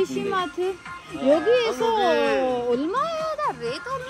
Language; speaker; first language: Korean; non-native, learner; Urdu